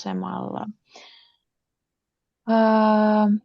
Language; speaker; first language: Finnish; non-native, learner; Russian